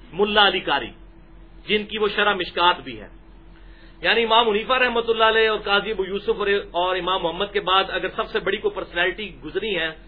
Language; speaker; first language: Urdu; native; Urdu